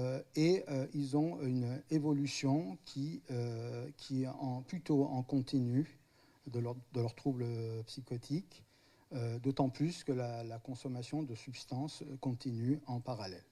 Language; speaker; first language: French; native; French